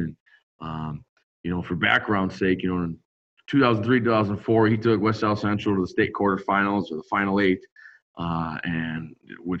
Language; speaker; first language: English; native; English